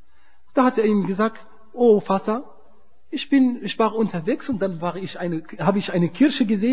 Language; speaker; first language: German; non-native, fluent; Arabic